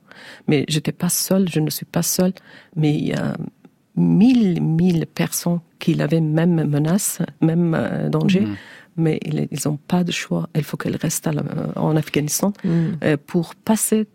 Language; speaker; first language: French; non-native, learner; Persian